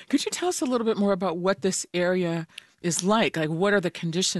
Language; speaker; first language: English; native; English